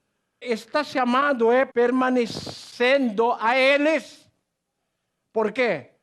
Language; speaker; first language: Portuguese; non-native, learner; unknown